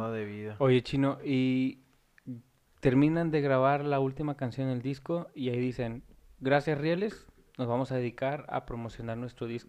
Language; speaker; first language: Spanish; native; Spanish